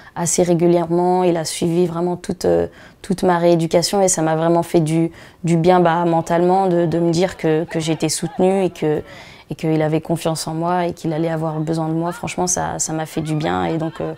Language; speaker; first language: French; native; French